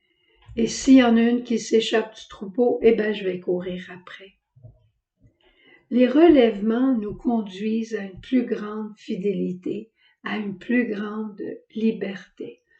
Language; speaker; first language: French; native; French